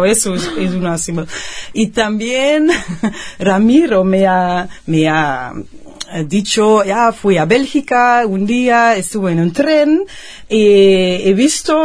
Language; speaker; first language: Spanish; non-native, fluent; Dutch